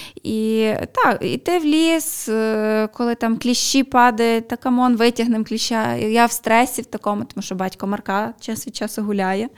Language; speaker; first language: Ukrainian; native; Ukrainian